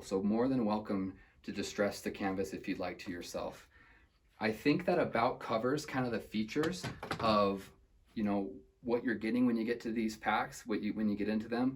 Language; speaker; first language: English; native; English